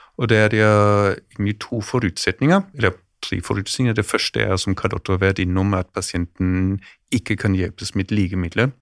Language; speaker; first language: Norwegian; non-native, fluent; German